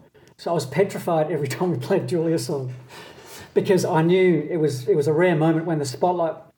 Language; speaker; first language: English; native; English